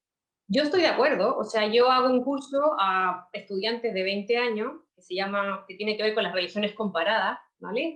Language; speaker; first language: Spanish; native; Spanish